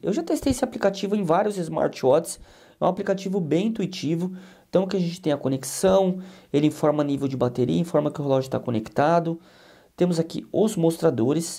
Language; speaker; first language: Portuguese; native; Portuguese